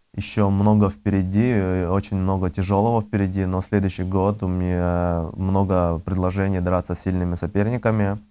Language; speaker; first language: Russian; early bilingual, other home language; Azerbaijani